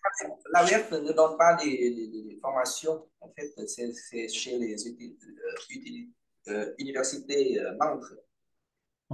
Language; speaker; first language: French; non-native, fluent; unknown